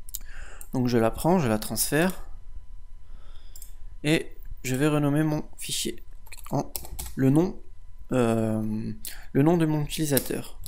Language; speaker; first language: French; native; French